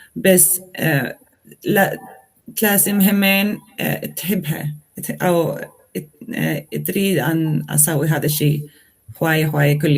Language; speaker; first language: Arabic; non-native, learner; Swedish